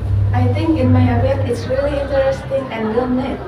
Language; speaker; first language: English; non-native, learner; Indonesian